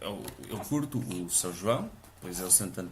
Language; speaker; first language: Portuguese; native; Portuguese